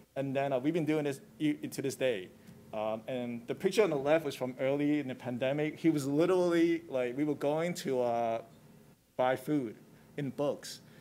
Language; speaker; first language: English; non-native, local second language; Cantonese